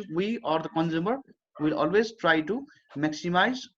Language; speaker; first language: English; non-native, local second language; Nepali